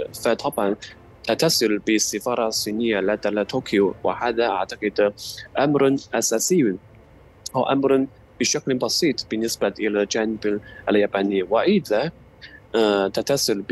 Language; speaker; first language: Arabic; non-native, fluent; Chinese